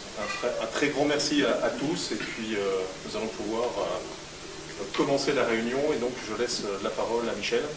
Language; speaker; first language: French; native; French